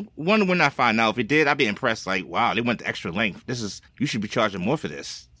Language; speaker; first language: English; native; English